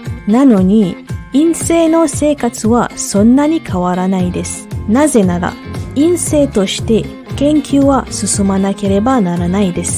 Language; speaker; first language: Japanese; non-native, learner; Malay